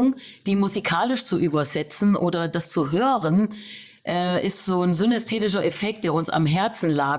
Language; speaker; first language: German; native; German